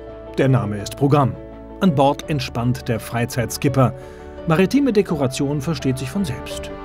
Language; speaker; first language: German; native; German